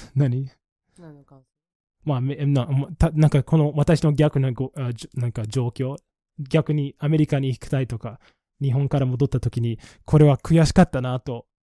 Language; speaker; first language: Japanese; non-native, fluent; English